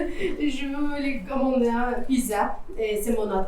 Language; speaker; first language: French; non-native, learner; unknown